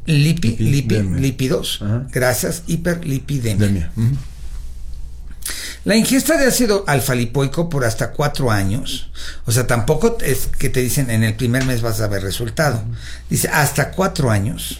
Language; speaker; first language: Spanish; native; Spanish